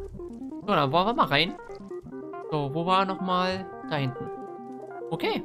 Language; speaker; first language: German; native; German